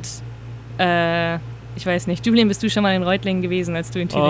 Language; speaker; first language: German; native; German